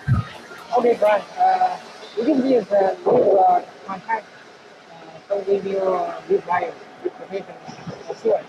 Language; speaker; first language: English; non-native, learner; Chinese